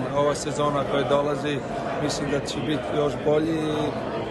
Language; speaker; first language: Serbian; early bilingual, heritage; Slovenian